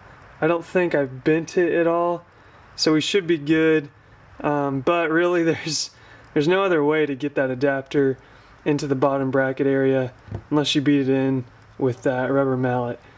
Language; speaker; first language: English; native; English